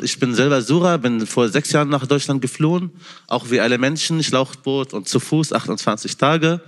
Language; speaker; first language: German; non-native, fluent; Arabic